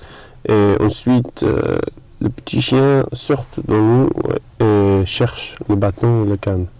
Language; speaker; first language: French; non-native, learner; English